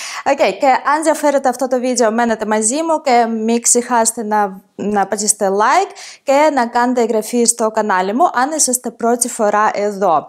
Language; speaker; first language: Greek; non-native, fluent; Ukrainian